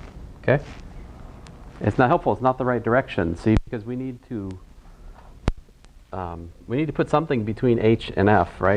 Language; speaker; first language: English; native; English